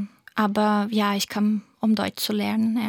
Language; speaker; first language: German; non-native, fluent; Portuguese